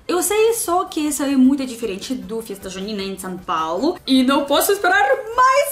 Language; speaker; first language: Portuguese; non-native, learner; Russian